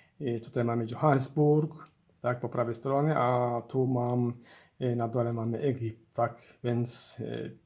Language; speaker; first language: Polish; non-native, learner; Somali